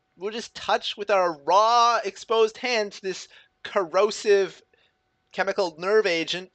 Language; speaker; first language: English; native; English